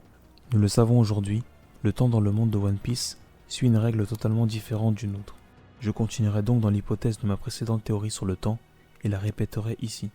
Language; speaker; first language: French; native; French